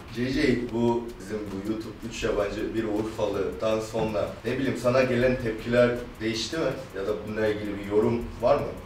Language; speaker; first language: Turkish; non-native, fluent; Korean